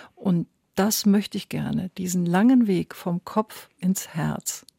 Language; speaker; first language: German; native; German